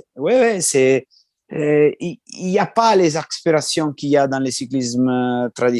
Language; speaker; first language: French; non-native, learner; Italian